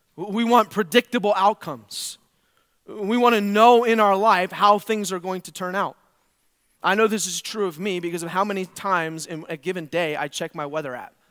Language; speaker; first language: English; native; English